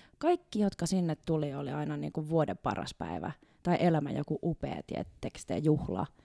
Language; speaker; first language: Finnish; native; Finnish